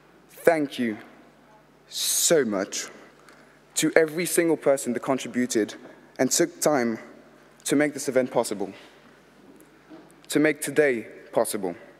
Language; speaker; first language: English; native; English